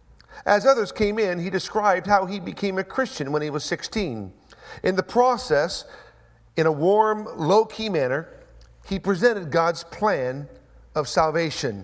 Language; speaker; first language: English; native; English